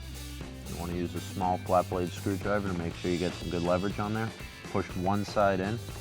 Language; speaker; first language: English; native; English